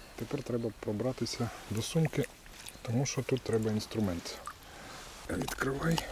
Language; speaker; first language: Ukrainian; non-native, local second language; Russian